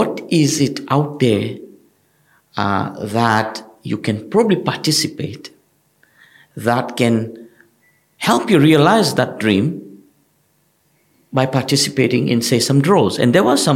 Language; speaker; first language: English; non-native, local second language; Gujarati